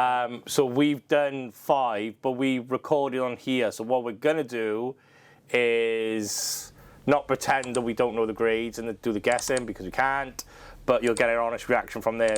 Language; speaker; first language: English; native; English